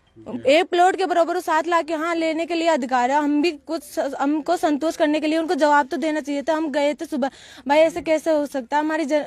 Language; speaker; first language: Hindi; native; Hindi